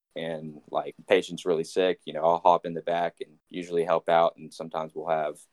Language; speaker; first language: English; native; English